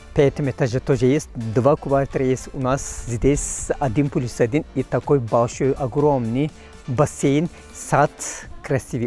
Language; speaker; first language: Russian; non-native, fluent; Turkish